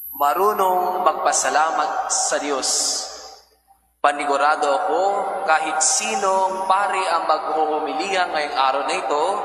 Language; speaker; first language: Filipino; non-native, local second language; Pangasinan